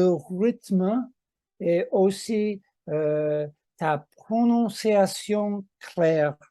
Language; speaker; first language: French; non-native, fluent; English